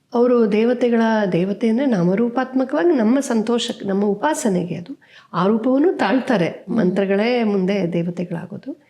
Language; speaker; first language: Kannada; native; Kannada